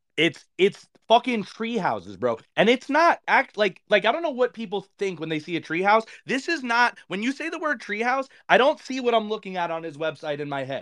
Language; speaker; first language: English; native; English